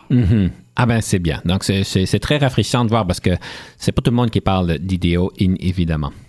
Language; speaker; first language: French; native; French